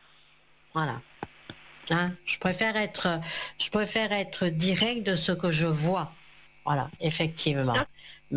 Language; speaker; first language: French; native; French